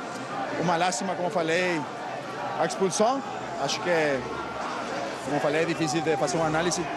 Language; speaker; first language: Portuguese; non-native, fluent; Spanish